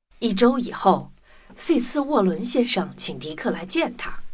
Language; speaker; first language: Chinese; native; Chinese